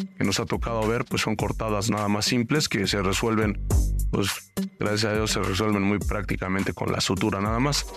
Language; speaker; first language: Spanish; native; Spanish